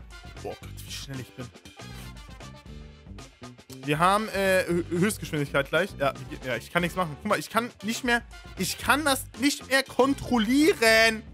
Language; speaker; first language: German; native; German